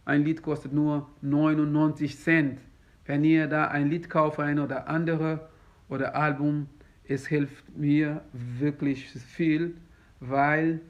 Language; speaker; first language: German; non-native, fluent; Kabuverdianu